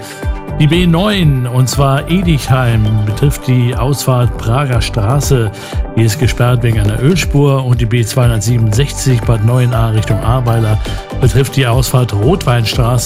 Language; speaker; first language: German; native; German